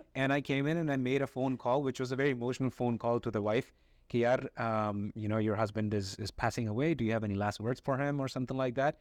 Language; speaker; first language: Urdu; native; Urdu